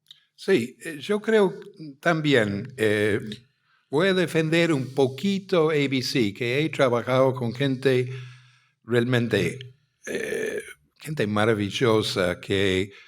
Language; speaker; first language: Spanish; non-native, fluent; English